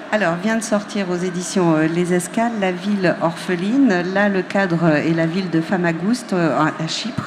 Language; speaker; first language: French; native; French